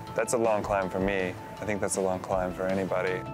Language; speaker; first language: English; native; English